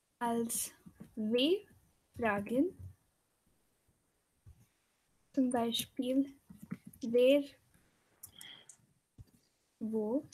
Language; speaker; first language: German; non-native, fluent; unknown